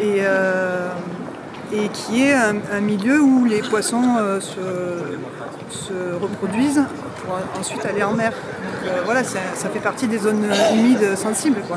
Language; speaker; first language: French; native; French